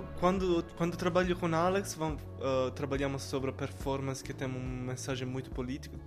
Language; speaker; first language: Portuguese; non-native, learner; Italian